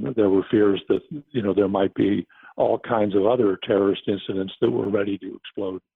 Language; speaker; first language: English; native; English